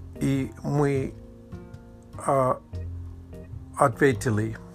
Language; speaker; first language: Russian; non-native, learner; Czech